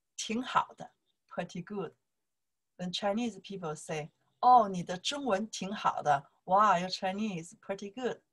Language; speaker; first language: English; non-native, learner; Chinese